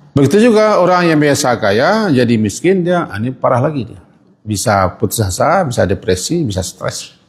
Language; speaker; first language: Malay; non-native, local second language; Minangkabau